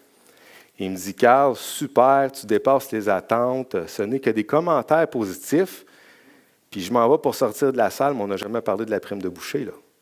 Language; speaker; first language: French; native; French